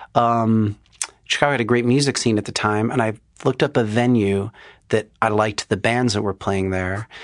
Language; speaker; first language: English; native; English